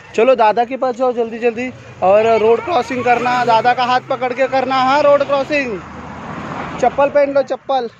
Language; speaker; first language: Hindi; non-native, local second language; Marathi